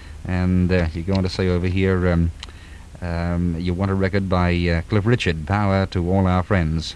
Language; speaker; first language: English; native; English